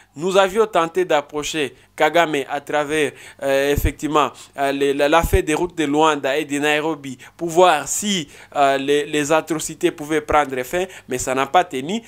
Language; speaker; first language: French; non-native, local second language; Swahili